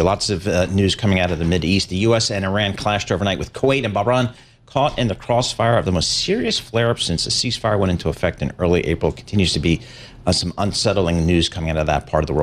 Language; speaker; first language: English; native; English